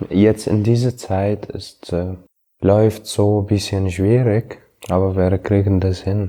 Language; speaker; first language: German; non-native, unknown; Arabic